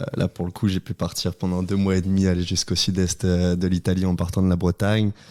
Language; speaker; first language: French; native; French